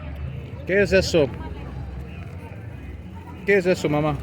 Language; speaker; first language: Spanish; non-native, learner; English